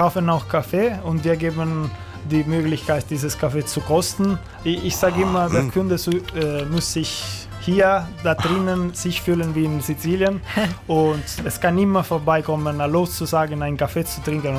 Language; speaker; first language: German; non-native, fluent; Italian